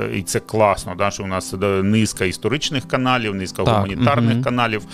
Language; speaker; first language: Ukrainian; non-native, local second language; Russian